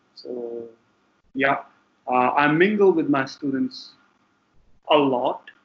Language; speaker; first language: English; non-native, local second language; Punjabi